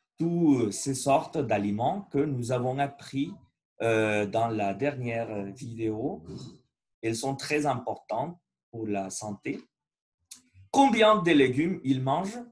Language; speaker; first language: French; non-native, learner; Spanish